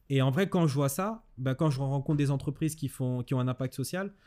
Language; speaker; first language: French; native; French